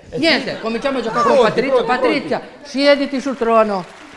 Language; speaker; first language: Italian; native; Italian